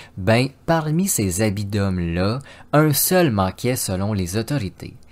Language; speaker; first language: French; native; French